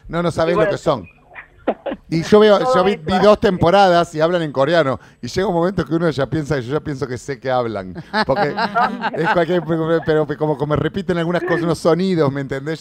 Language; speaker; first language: Spanish; native; Spanish